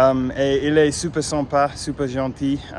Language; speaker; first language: French; non-native, fluent; English